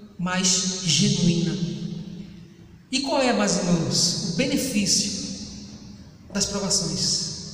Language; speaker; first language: Portuguese; native; Portuguese